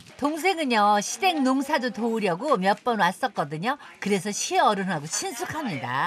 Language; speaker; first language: Korean; native; Korean